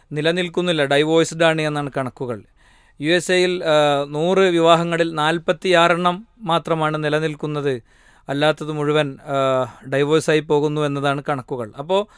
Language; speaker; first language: Malayalam; native; Malayalam